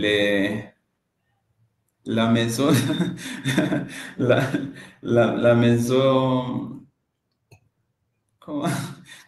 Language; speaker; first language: French; non-native, learner; Swahili